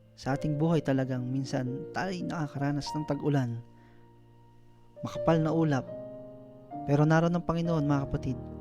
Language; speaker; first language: Filipino; native; Filipino